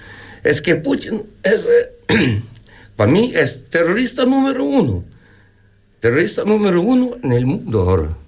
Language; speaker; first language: Spanish; non-native, learner; Ukrainian